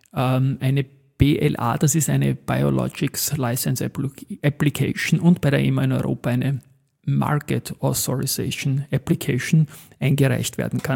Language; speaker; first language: German; native; German